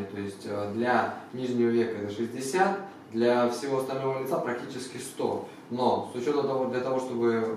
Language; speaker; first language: Russian; native; Russian